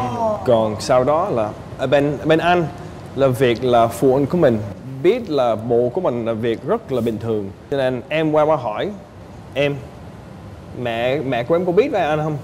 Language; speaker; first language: Vietnamese; non-native, fluent; English